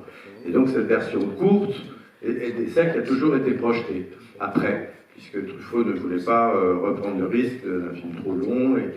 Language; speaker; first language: French; native; French